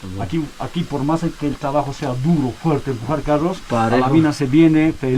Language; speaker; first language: Spanish; native; Spanish